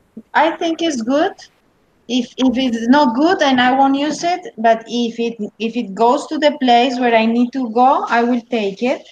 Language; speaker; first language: English; non-native, learner; Spanish